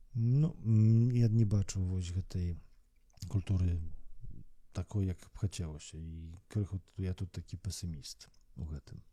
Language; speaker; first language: Belarusian; native; Belarusian